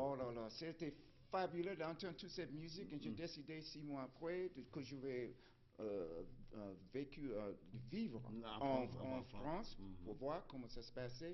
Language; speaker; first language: French; non-native, fluent; English